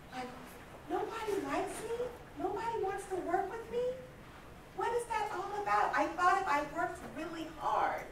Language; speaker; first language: English; native; English